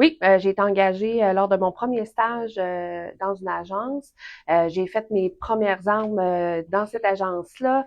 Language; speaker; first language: French; native; French